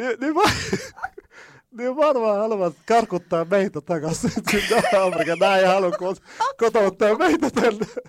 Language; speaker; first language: Finnish; non-native, fluent; Arabic